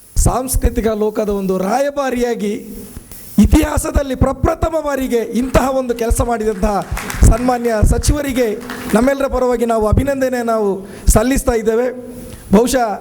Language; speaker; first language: Kannada; non-native, local second language; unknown